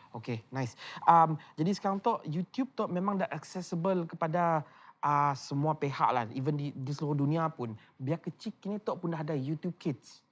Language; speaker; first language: Malay; native; Malay